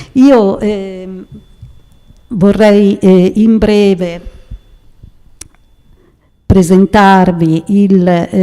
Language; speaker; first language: Italian; native; Italian